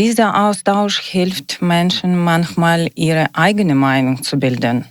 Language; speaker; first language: German; non-native, learner; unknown